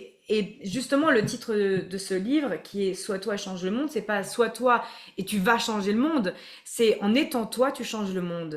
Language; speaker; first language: French; native; French